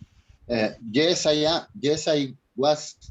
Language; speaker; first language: English; non-native, learner; Spanish